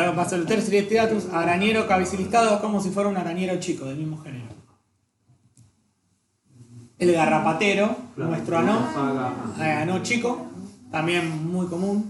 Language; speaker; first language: Spanish; native; Spanish